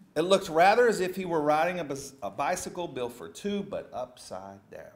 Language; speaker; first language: English; native; English